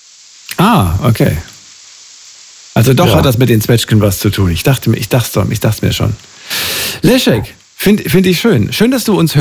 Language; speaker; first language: German; native; German